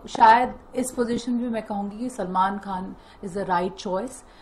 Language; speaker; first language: Hindi; native; Hindi